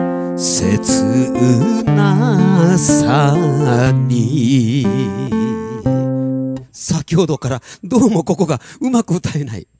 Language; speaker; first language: Japanese; native; Japanese